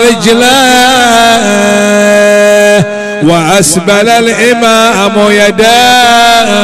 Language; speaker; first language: Arabic; native; Arabic